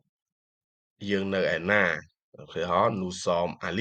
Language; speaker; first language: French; non-native, fluent; Khmer